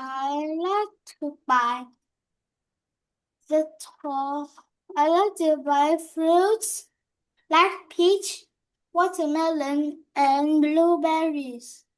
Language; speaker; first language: English; non-native, learner; Vietnamese